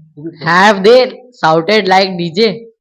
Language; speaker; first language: English; non-native, learner; Hindi